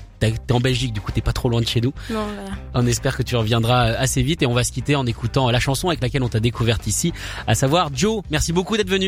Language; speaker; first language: French; native; French